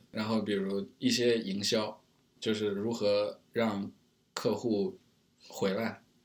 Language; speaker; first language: Chinese; native; Chinese